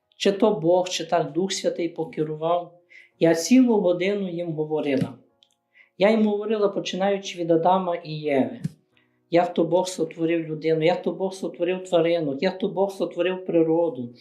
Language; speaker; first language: Ukrainian; native; Ukrainian